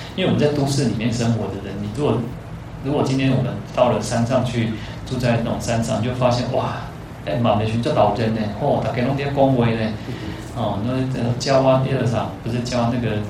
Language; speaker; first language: Chinese; non-native, local second language; Min Nan Chinese